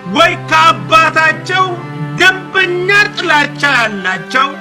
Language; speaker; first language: Amharic; native; Amharic